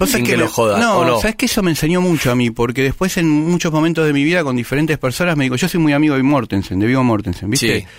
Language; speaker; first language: Spanish; native; Spanish